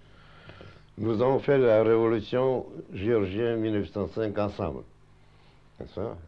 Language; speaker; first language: French; non-native, fluent; Russian